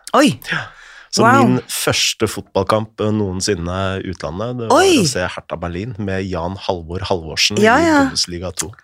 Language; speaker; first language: Norwegian; native; Norwegian